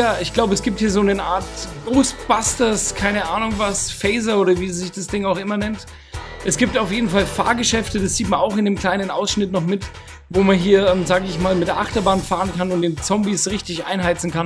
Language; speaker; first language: German; native; German